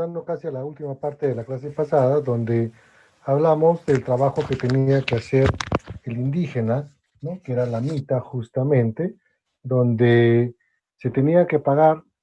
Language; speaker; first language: Spanish; native; Spanish